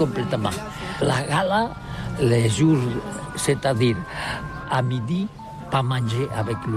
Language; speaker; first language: French; non-native, learner; Catalan